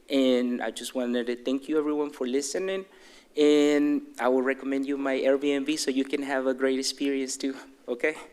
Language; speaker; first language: English; non-native, fluent; Spanish